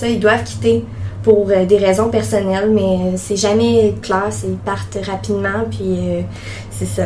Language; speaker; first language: French; native; French